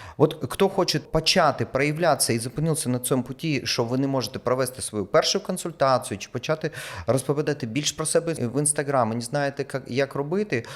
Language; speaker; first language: Ukrainian; non-native, local second language; Russian